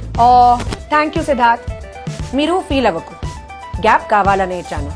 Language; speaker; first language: Telugu; non-native, fluent; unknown